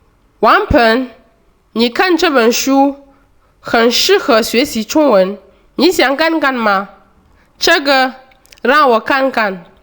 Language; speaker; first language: Chinese; non-native, fluent; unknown